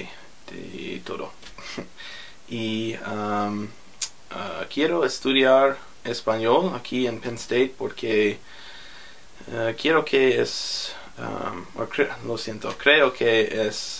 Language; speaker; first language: Spanish; non-native, learner; English